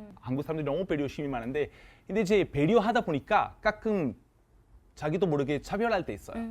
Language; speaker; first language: Korean; non-native, fluent; Italian